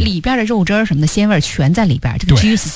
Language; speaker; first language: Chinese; native; Chinese